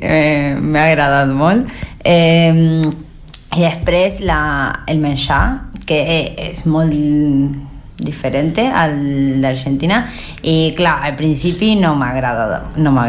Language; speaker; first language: Catalan; non-native, learner; Spanish